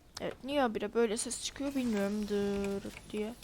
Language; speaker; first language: Turkish; native; Turkish